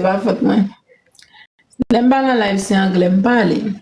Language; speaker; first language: French; non-native, learner; Haitian Creole